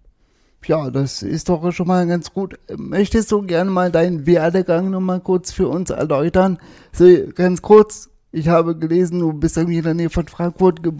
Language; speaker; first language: German; native; German